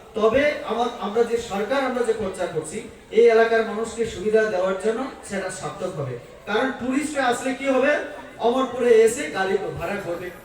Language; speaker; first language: Bangla; native; Bangla